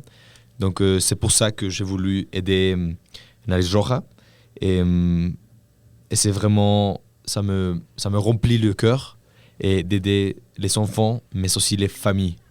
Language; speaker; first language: French; non-native, fluent; Spanish